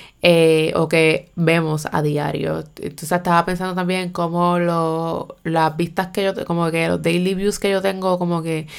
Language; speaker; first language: Spanish; native; Spanish